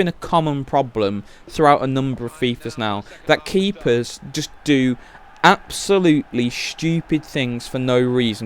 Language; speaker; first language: English; native; English